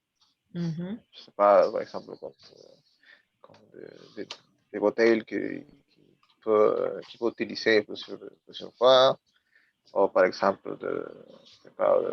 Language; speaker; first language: French; non-native, learner; Spanish